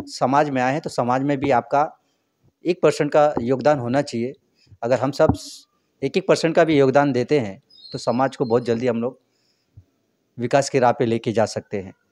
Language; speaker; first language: Hindi; native; Hindi